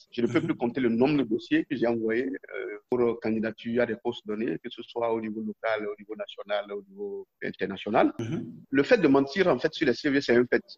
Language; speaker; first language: French; non-native, local second language; Yoruba